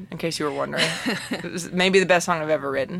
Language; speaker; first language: English; native; English